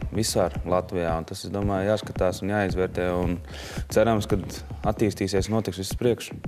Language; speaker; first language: Latvian; native; Latvian